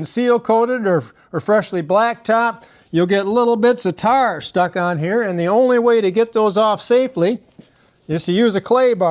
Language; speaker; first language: English; native; English